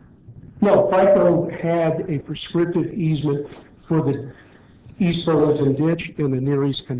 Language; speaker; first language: English; native; English